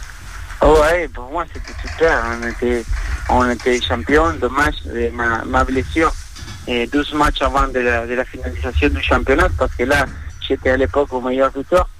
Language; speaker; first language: French; non-native, fluent; Spanish